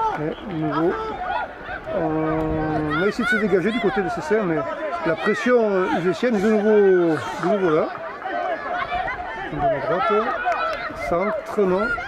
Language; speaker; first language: French; native; French